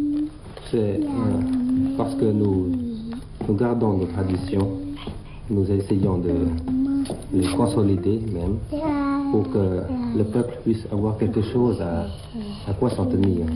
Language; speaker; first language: French; non-native, fluent; Thai